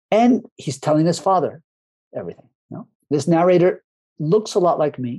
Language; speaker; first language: English; early bilingual, other home language; Spanish